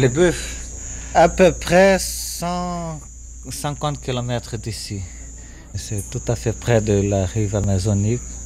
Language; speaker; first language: French; non-native, fluent; Portuguese